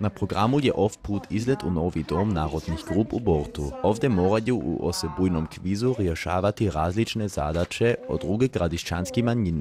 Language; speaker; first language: Serbian; native; Serbian